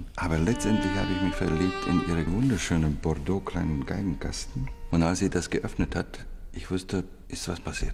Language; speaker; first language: German; non-native, fluent; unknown